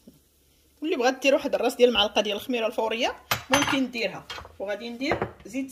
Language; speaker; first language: Arabic; native; Arabic